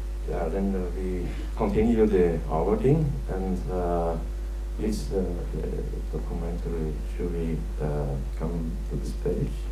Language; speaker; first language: English; non-native, learner; German